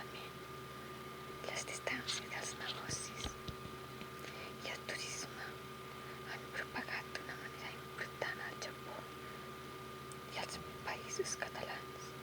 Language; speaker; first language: Catalan; non-native, local second language; Spanish